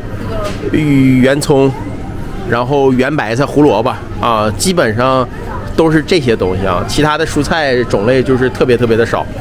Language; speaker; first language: Chinese; native; Chinese